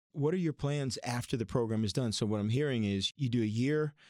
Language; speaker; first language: English; native; English